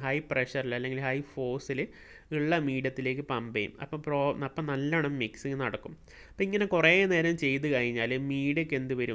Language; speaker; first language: Malayalam; native; Malayalam